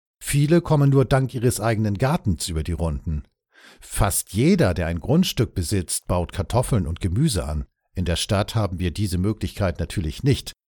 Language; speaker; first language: German; native; German